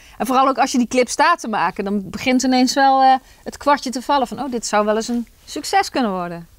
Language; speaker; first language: Dutch; native; Dutch